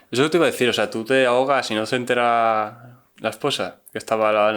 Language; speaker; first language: Spanish; native; Spanish